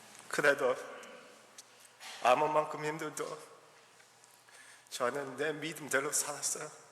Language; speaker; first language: Korean; early bilingual, heritage; Korean